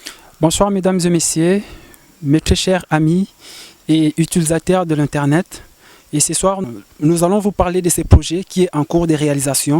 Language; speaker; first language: French; non-native, local second language; Lingala